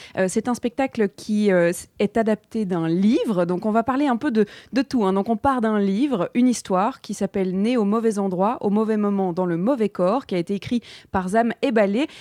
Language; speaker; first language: French; native; French